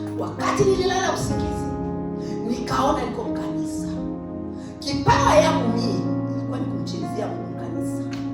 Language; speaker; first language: Swahili; native; Swahili